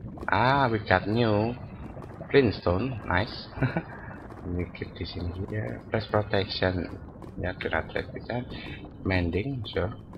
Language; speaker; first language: English; non-native, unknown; Indonesian